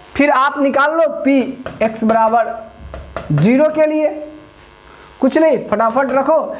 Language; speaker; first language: Hindi; native; Hindi